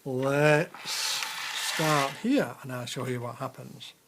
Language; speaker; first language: English; native; English